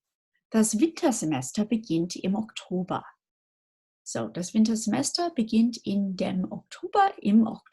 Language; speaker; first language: German; non-native, fluent; English